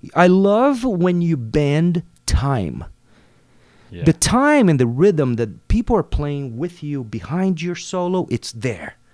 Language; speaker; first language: English; non-native, fluent; Portuguese